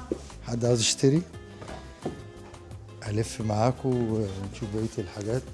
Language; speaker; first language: Arabic; native; Arabic